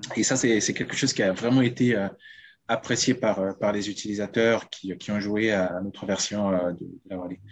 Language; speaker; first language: French; non-native, local second language; Sango